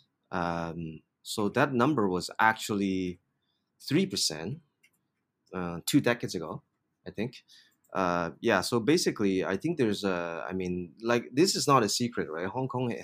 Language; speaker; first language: English; non-native, local second language; Cantonese